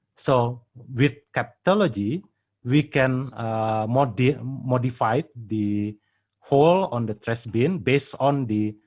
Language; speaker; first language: English; non-native, fluent; Indonesian